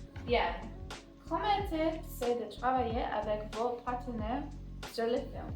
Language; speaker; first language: French; non-native, learner; English